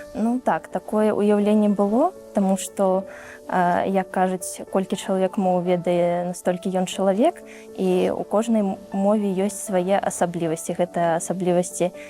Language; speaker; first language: Belarusian; non-native, local second language; Russian